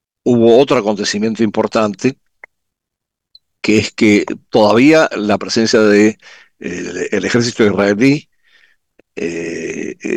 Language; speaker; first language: Spanish; native; Spanish